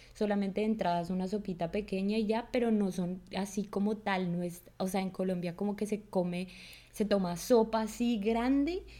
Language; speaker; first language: Spanish; native; Spanish